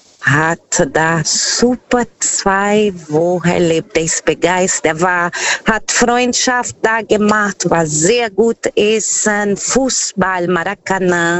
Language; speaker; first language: German; non-native, fluent; Portuguese